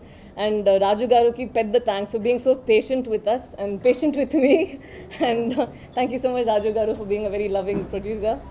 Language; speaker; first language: Telugu; non-native, learner; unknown